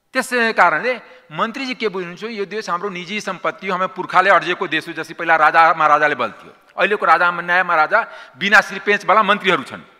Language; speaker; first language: Nepali; non-native, local second language; Maithili